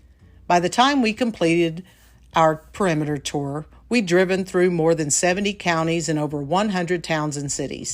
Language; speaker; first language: English; native; English